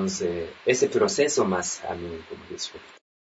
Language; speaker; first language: Spanish; non-native, learner; Japanese